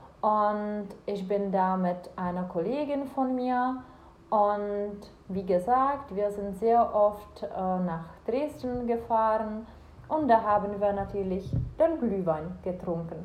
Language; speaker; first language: German; non-native, fluent; Czech